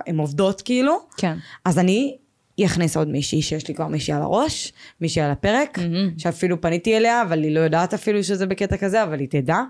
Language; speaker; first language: Hebrew; native; Hebrew